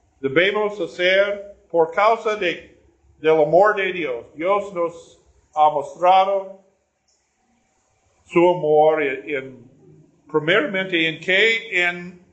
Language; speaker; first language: Spanish; non-native, learner; English